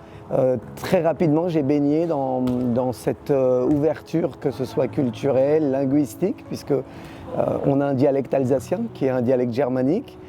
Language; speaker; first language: French; early bilingual, other home language; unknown